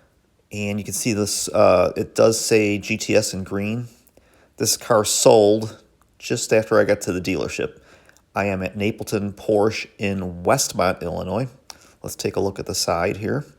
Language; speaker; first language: English; native; English